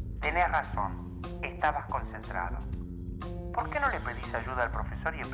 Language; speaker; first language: Spanish; native; Spanish